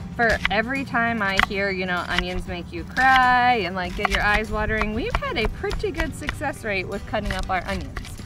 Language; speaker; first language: English; native; English